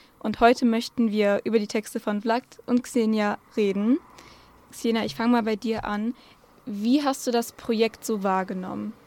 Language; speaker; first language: German; native; German